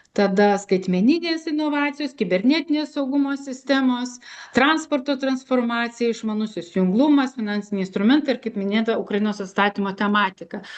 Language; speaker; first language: Lithuanian; native; Lithuanian